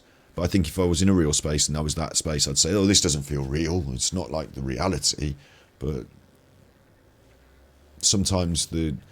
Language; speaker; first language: English; native; English